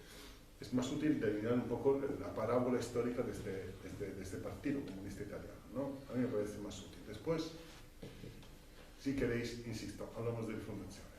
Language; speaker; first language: Spanish; non-native, fluent; Italian